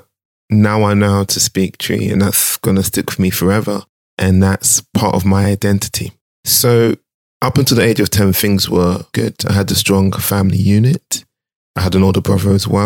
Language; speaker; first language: English; non-native, local second language; Akan